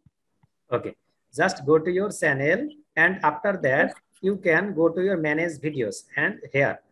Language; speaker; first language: English; non-native, learner; Bangla